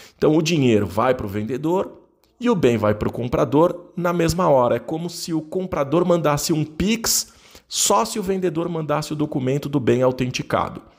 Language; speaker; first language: Portuguese; native; Portuguese